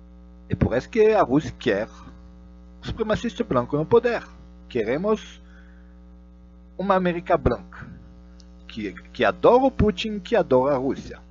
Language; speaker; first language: Portuguese; non-native, fluent; Russian